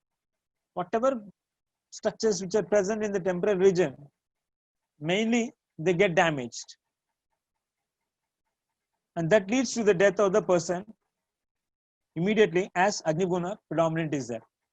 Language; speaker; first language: English; non-native, local second language; Tamil